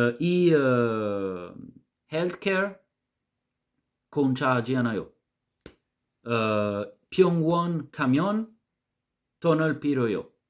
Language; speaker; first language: Korean; non-native, learner; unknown